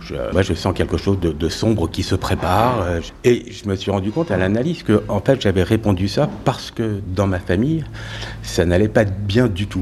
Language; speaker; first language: French; native; French